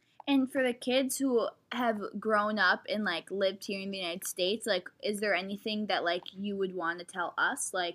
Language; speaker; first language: English; early bilingual, other home language; Spanish